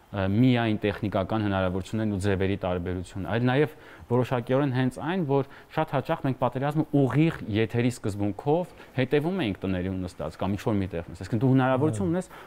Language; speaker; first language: Armenian; native; Armenian